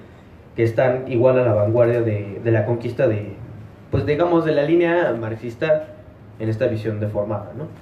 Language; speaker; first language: Spanish; native; Spanish